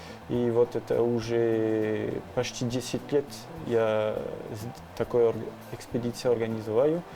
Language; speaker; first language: Russian; non-native, learner; French